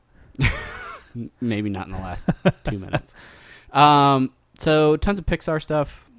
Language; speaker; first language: English; native; English